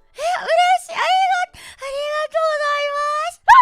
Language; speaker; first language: Japanese; non-native, learner; English